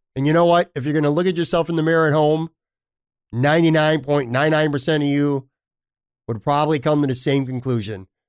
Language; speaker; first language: English; native; English